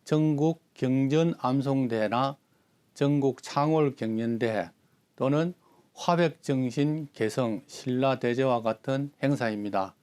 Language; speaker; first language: Korean; native; Korean